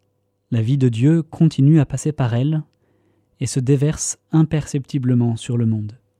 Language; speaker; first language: French; native; French